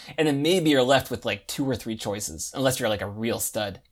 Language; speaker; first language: English; native; English